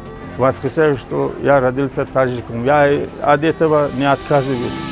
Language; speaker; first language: Russian; non-native, local second language; Tajik